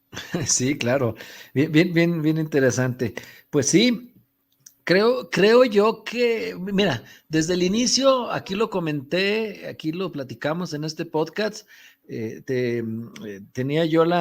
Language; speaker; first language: Spanish; native; Spanish